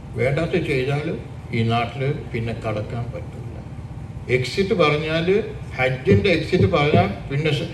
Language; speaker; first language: Malayalam; early bilingual, heritage; Malayalam